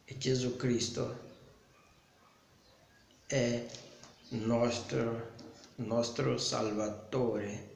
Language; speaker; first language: Italian; non-native, learner; Portuguese